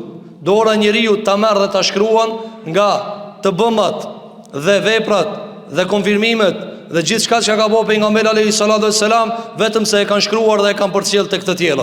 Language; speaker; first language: Albanian; native; Albanian